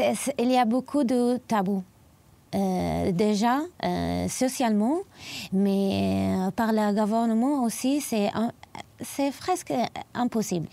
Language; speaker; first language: French; non-native, learner; Arabic